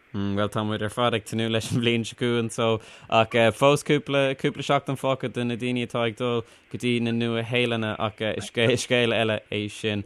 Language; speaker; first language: Irish; native; Irish